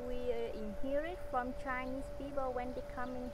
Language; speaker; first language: English; non-native, fluent; Vietnamese